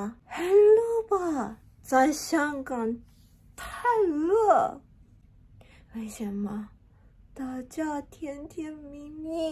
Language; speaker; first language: Chinese; non-native, learner; Japanese